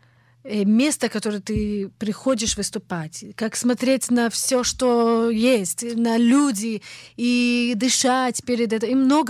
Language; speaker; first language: Russian; early bilingual, heritage; Russian